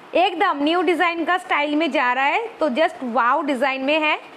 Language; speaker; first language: Hindi; non-native, local second language; Bangla